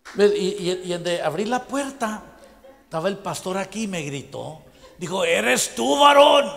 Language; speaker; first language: Spanish; native; Spanish